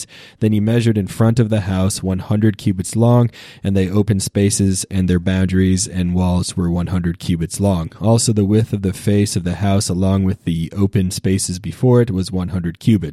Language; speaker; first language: English; native; English